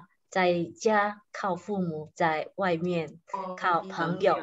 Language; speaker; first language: Chinese; non-native, fluent; Indonesian